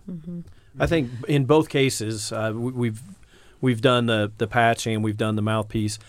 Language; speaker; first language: English; native; English